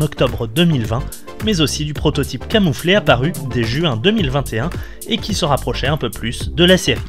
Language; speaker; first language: French; native; French